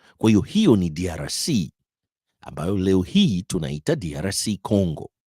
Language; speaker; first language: Swahili; native; Swahili